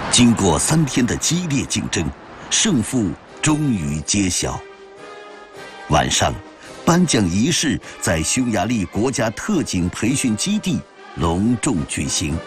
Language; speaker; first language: Chinese; native; Chinese